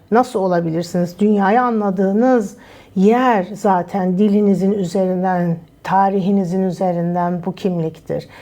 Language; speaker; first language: Turkish; native; Turkish